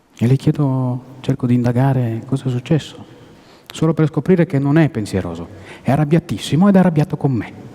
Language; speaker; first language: Italian; non-native, fluent; Hebrew